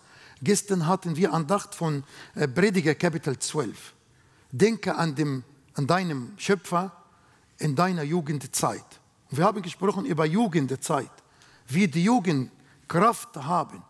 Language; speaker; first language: German; non-native, fluent; Arabic